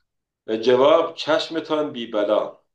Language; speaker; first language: Turkish; non-native, fluent; Persian